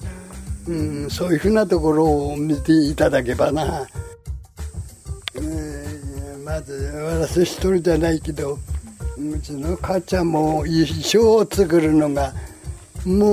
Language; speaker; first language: Japanese; native; Japanese